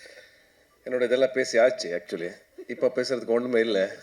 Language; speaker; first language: Tamil; non-native, learner; Kannada